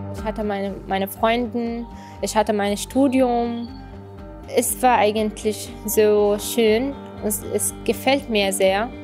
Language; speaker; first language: German; non-native, learner; Arabic